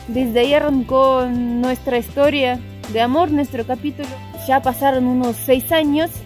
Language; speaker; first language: Spanish; non-native, fluent; Russian